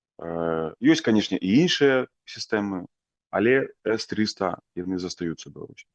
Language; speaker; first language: Belarusian; native; Belarusian